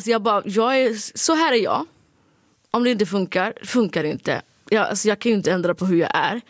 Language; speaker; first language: Swedish; early bilingual, other home language; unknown